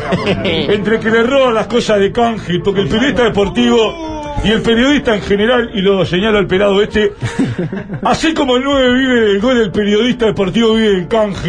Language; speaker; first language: Spanish; native; Spanish